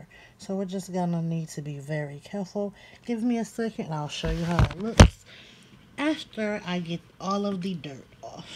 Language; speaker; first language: English; native; English